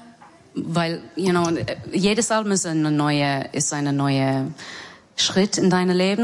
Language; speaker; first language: German; non-native, fluent; English